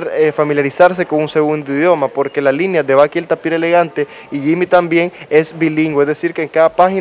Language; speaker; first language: Spanish; native; Spanish